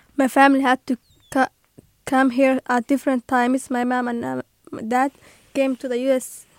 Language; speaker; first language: English; non-native, learner; Somali